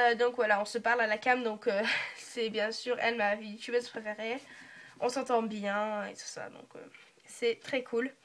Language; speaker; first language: French; early bilingual, other home language; English